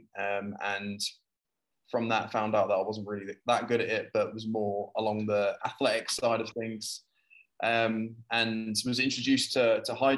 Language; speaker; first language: English; native; English